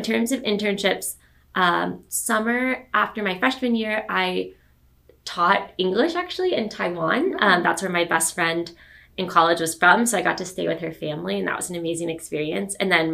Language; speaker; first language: English; native; English